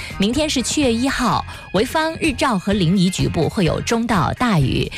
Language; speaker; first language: Chinese; native; Chinese